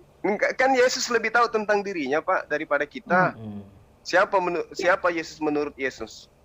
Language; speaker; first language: Indonesian; native; Indonesian